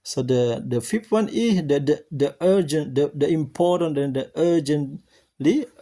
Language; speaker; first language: English; non-native, learner; Indonesian